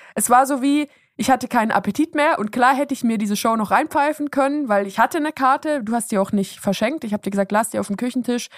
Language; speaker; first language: German; native; German